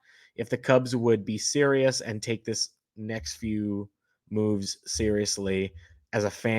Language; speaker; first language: English; native; English